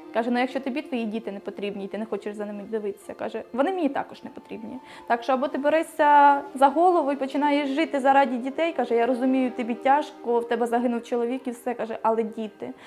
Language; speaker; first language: Ukrainian; native; Ukrainian